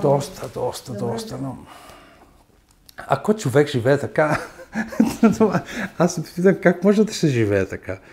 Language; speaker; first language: Bulgarian; non-native, fluent; Italian